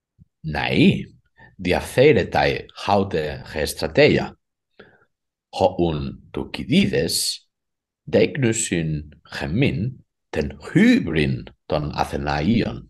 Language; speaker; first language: Greek; non-native, fluent; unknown